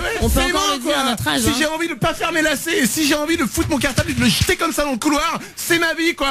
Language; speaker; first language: French; native; French